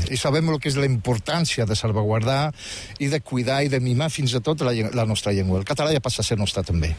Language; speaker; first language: Catalan; non-native, fluent; Riffian